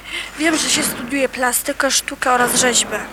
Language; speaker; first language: Polish; native; Polish